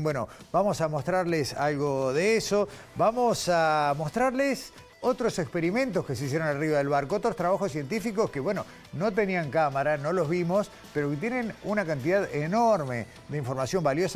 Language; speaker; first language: Spanish; native; Spanish